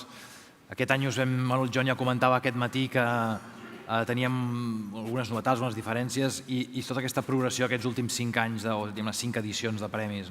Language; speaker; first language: Catalan; native; Catalan